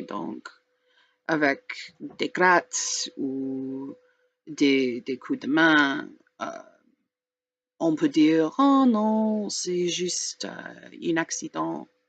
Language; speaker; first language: French; non-native, learner; English